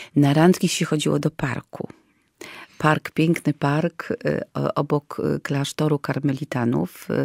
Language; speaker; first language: Polish; native; Polish